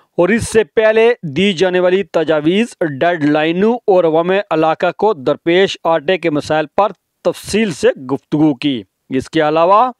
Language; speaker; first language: Urdu; non-native, local second language; Punjabi